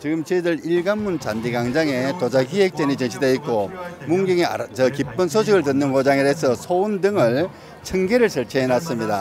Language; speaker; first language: Korean; native; Korean